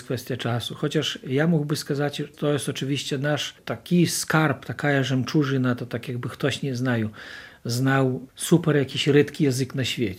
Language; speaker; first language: Polish; non-native, local second language; Ukrainian